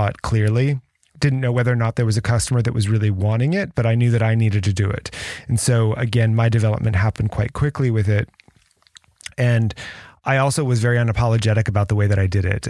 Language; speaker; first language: English; native; English